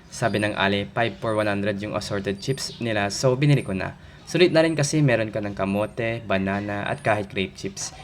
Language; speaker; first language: Filipino; non-native, local second language; Pangasinan